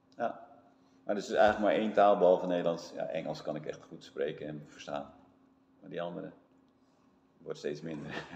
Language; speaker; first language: Dutch; native; Dutch